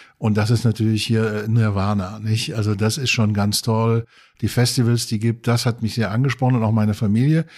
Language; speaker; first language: German; native; German